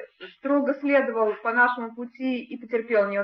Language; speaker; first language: Russian; native; Russian